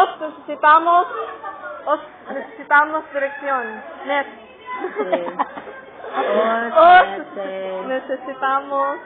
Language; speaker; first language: Spanish; non-native, learner; Cebuano